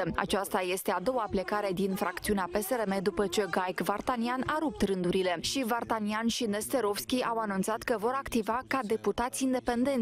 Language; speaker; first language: Romanian; native; Romanian